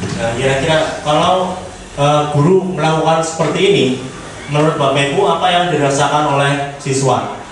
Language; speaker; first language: Indonesian; native; Indonesian